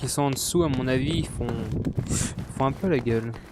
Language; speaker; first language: French; native; French